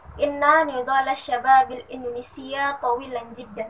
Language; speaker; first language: Arabic; non-native, learner; Indonesian